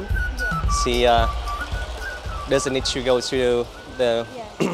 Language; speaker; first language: English; non-native, learner; Vietnamese